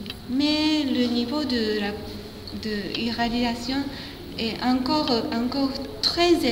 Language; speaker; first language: French; non-native, fluent; Japanese